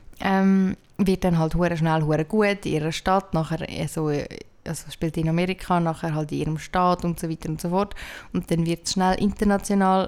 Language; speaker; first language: German; native; German